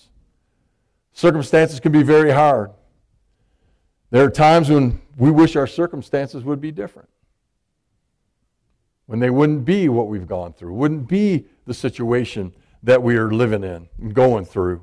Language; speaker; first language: English; native; English